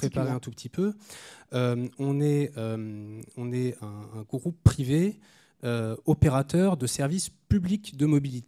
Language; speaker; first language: French; native; French